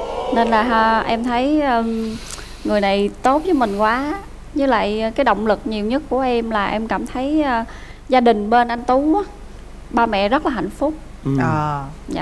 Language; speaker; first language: Vietnamese; native; Vietnamese